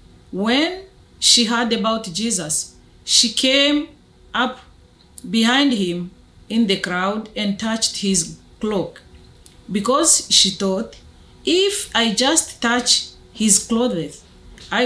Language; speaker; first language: English; non-native, local second language; Kinyarwanda